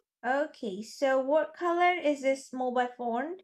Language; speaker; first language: English; non-native, fluent; Vietnamese